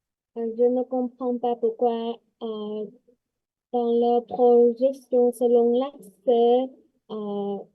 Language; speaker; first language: French; non-native, learner; Vietnamese